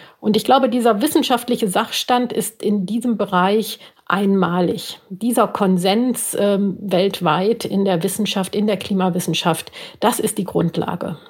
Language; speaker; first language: German; native; German